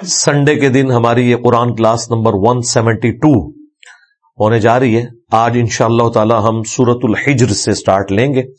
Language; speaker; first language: Urdu; non-native, local second language; Punjabi